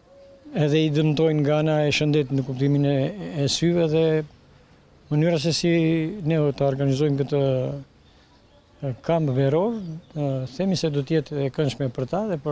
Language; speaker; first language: Albanian; native; Albanian